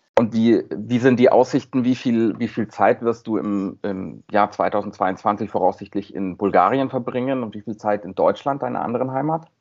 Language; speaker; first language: German; native; German